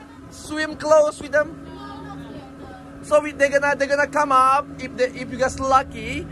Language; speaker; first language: English; non-native, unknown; Indonesian